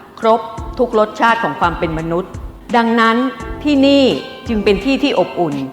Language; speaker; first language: Thai; native; Thai